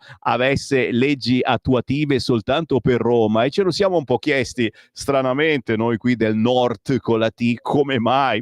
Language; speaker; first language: Italian; native; Italian